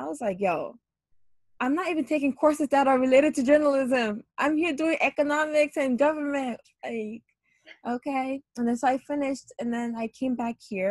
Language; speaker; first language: English; non-native, local second language; Hausa